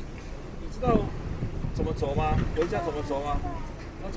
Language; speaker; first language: Chinese; native; Chinese